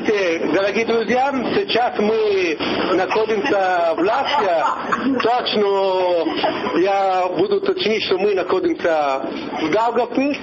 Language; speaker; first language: Russian; non-native, learner; Italian